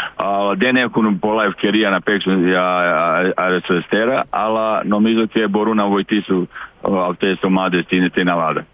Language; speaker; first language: Greek; non-native, learner; Serbian